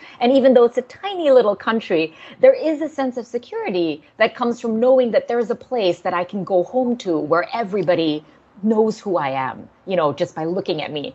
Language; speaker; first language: English; native; English